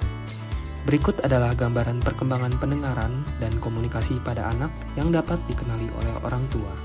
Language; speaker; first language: Indonesian; native; Indonesian